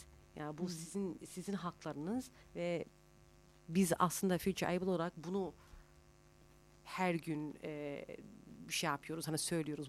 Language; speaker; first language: Turkish; early bilingual, heritage; Turkish